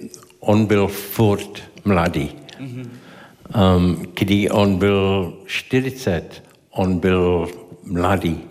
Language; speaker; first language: Czech; non-native, learner; English